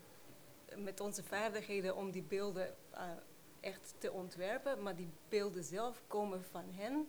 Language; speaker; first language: Dutch; non-native, fluent; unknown